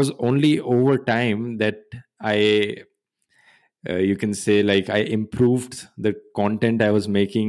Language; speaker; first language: English; non-native, local second language; Hindi